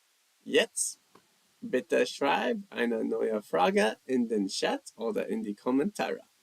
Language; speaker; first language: German; non-native, fluent; English